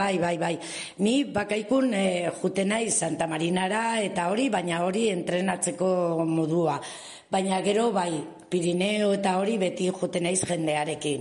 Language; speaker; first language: Basque; non-native, local second language; Spanish